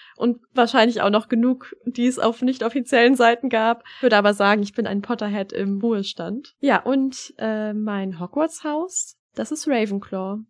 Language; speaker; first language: German; early bilingual, other home language; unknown